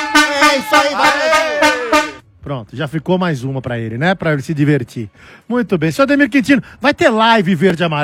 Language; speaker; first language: Portuguese; native; Portuguese